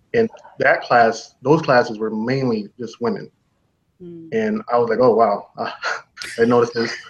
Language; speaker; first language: English; native; English